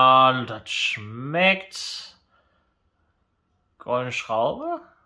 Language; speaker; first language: German; native; German